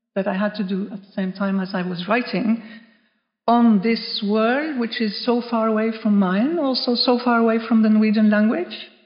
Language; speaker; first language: English; non-native, fluent; Norwegian